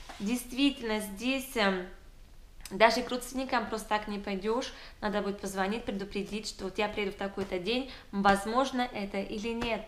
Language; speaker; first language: Russian; native; Russian